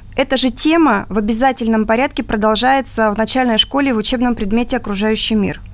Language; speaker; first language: Russian; native; Russian